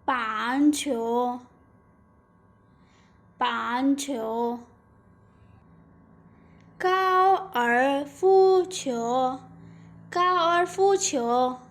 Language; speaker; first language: Chinese; non-native, fluent; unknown